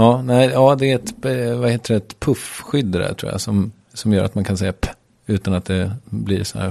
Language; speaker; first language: Swedish; native; Swedish